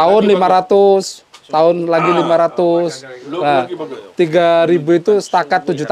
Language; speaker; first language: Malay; non-native, local second language; Javanese